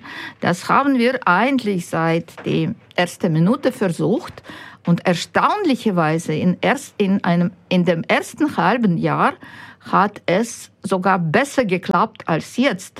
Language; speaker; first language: German; non-native, fluent; Ukrainian